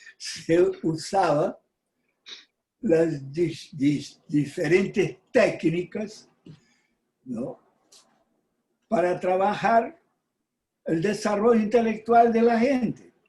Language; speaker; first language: Spanish; non-native, fluent; Portuguese